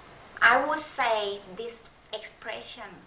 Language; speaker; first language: English; non-native, fluent; Thai